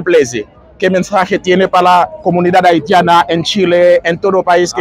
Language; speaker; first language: Spanish; non-native, learner; Haitian Creole